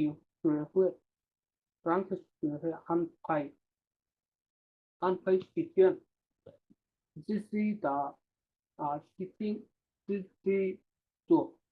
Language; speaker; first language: Chinese; non-native, learner; Bangla